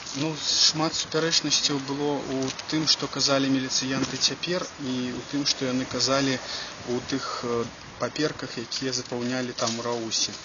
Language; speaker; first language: Belarusian; non-native, local second language; Russian